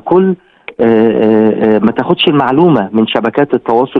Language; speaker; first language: Arabic; native; Arabic